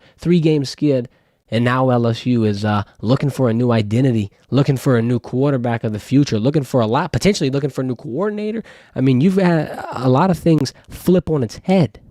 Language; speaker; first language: English; native; English